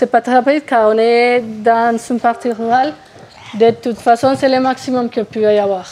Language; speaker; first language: French; non-native, fluent; Spanish